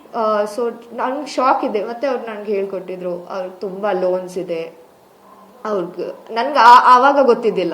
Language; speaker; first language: Kannada; non-native, local second language; Kodava